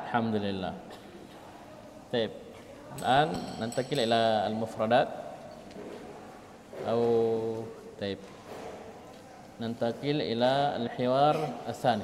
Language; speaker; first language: Arabic; non-native, fluent; Indonesian